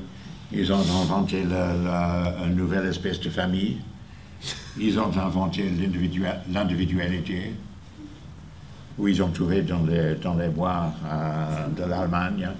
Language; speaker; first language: French; non-native, fluent; English